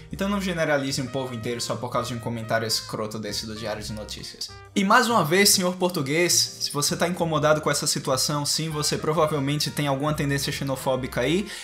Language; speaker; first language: Portuguese; native; Portuguese